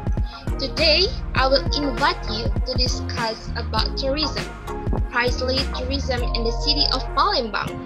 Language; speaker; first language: English; non-native, learner; Indonesian